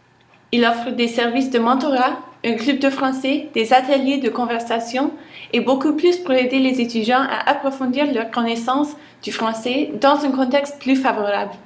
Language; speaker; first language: French; non-native, local second language; English